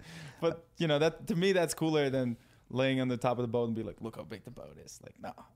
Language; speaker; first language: English; non-native, fluent; Dutch